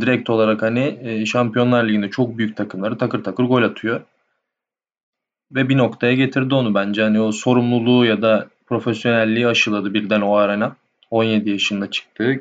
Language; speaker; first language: Turkish; native; Turkish